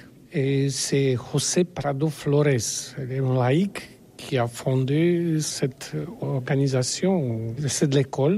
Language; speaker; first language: French; non-native, learner; Polish